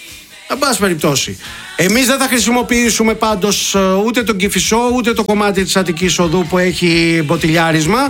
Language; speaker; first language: Greek; native; Greek